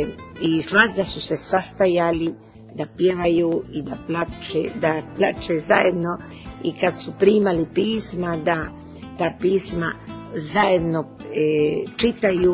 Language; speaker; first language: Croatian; early bilingual, heritage; Serbian